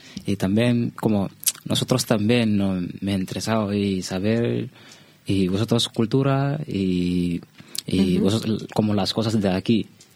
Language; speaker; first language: Spanish; non-native, learner; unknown